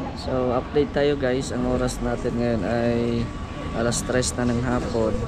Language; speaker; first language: Filipino; non-native, local second language; Cebuano